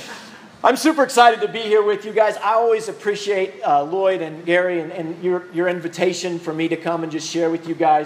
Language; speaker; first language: English; native; English